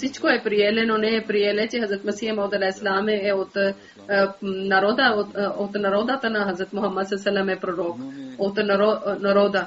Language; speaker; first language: Bulgarian; native; Bulgarian